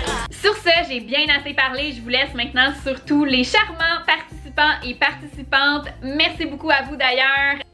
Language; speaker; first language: French; native; French